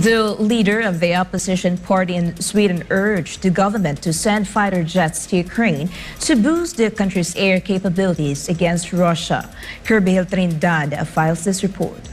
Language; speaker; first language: English; non-native, local second language; Filipino